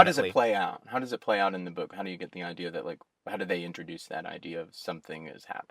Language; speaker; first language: English; native; English